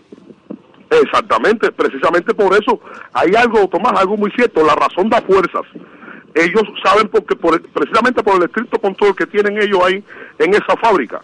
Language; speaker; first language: Spanish; native; Spanish